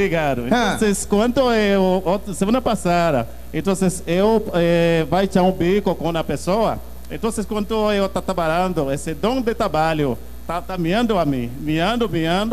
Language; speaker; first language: Portuguese; non-native, learner; Haitian Creole